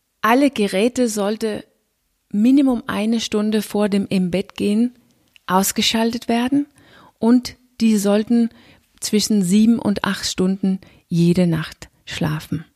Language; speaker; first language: German; non-native, fluent; Danish